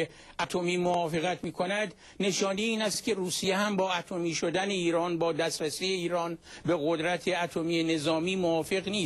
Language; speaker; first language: Persian; native; Persian